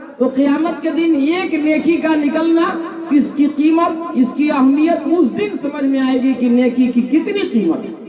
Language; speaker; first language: Urdu; native; Urdu